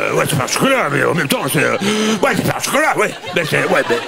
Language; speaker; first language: French; non-native, learner; English